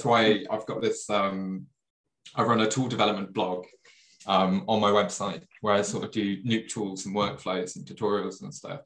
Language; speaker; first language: English; native; English